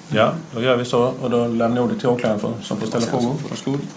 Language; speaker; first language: Swedish; native; Swedish